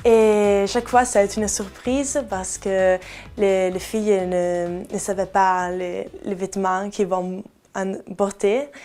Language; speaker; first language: French; non-native, local second language; Italian